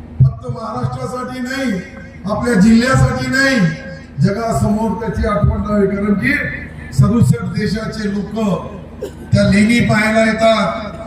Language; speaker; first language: Marathi; non-native, local second language; Urdu